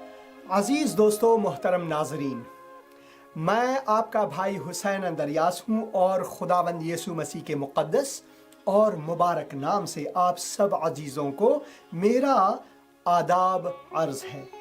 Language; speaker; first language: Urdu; non-native, fluent; Persian